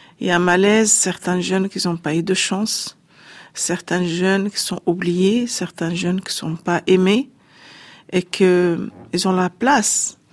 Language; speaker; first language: French; non-native, fluent; Arabic